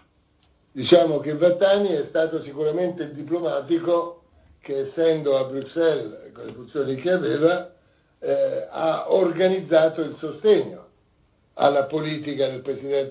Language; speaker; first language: Italian; native; Italian